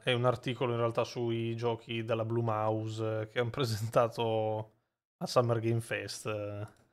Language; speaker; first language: Italian; native; Italian